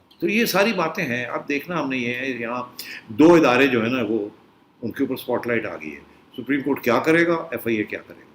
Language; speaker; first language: Urdu; non-native, local second language; Punjabi